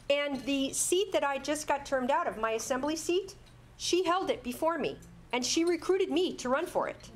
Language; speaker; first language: English; native; English